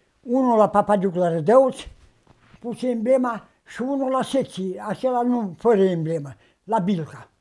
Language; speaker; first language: Romanian; native; Romanian